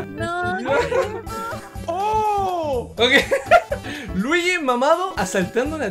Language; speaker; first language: Spanish; native; Spanish